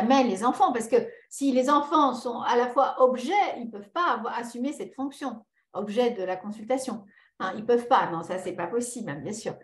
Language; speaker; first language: French; early bilingual, other home language; Spanish